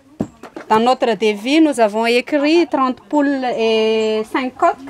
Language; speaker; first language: French; non-native, local second language; Malagasy